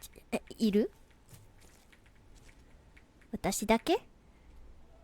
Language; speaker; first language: Japanese; non-native, learner; English